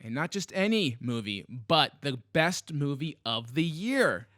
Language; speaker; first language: English; native; English